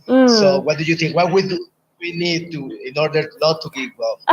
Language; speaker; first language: English; non-native, fluent; Spanish